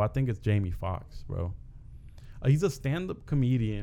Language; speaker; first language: English; early bilingual, other home language; Spanish